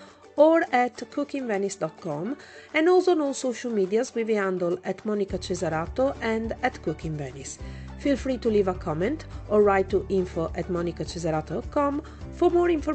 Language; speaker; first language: English; non-native, fluent; Italian